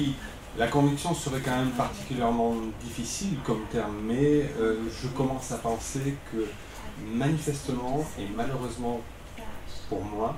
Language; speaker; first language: French; native; French